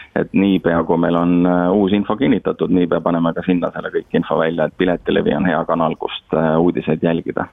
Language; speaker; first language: Estonian; native; Estonian